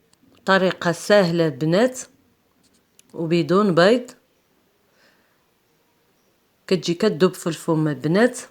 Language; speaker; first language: Arabic; native; Arabic